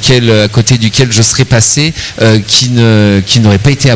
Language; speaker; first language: French; native; French